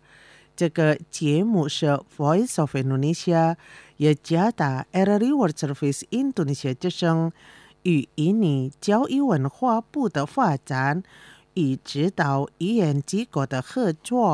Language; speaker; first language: Chinese; early bilingual, heritage; Chinese